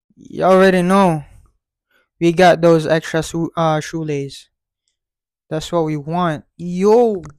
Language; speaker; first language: English; non-native, local second language; Filipino